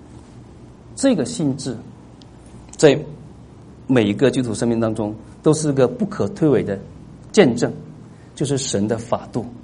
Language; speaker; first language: Chinese; non-native, local second language; Cantonese